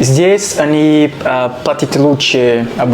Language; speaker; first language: Russian; non-native, learner; Portuguese